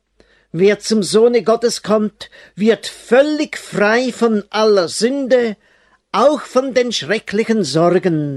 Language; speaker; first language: German; native; German